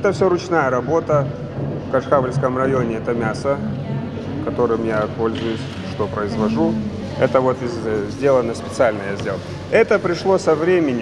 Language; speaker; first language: Russian; non-native, local second language; Adyghe